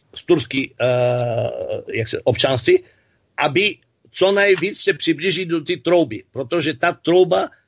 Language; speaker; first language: Czech; non-native, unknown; Bulgarian